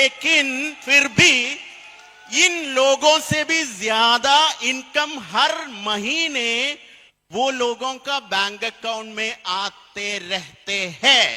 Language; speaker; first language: Hindi; non-native, fluent; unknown